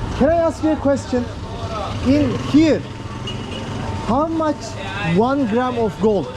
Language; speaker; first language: English; non-native, learner; Turkish